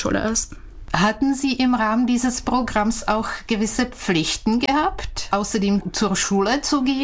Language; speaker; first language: German; non-native, fluent; Czech